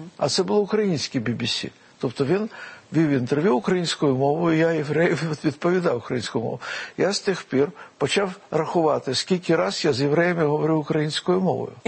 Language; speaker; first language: Ukrainian; non-native, local second language; Russian